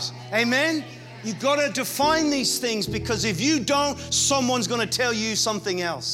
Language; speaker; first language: English; native; English